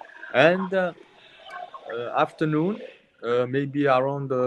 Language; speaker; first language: English; non-native, learner; Mongolian